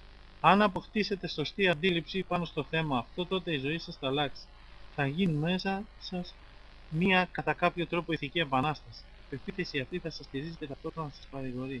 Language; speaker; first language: Greek; native; Greek